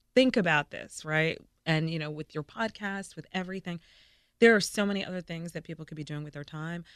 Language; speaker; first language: English; native; English